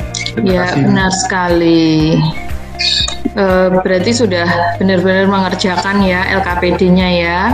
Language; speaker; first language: Indonesian; native; Indonesian